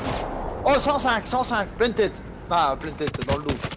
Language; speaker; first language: French; native; French